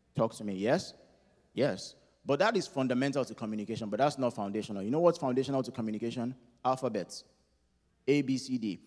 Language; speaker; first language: English; non-native, local second language; Yoruba